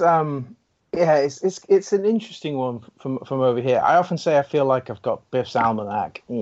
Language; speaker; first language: English; native; English